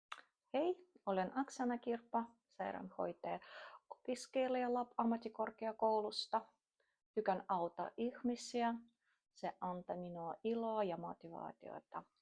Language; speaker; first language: Finnish; non-native, learner; Russian